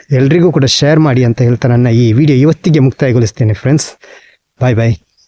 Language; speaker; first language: Kannada; non-native, local second language; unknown